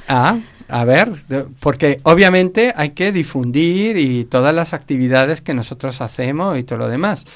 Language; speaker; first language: Spanish; native; Spanish